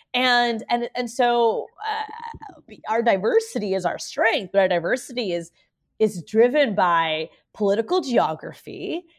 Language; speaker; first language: English; native; English